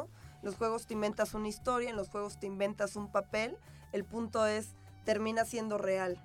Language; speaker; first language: Spanish; native; Spanish